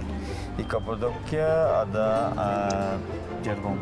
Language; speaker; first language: Indonesian; non-native, learner; Turkish